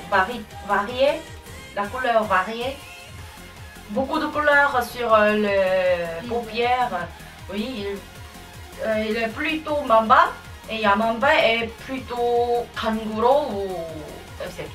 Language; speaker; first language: French; non-native, learner; Japanese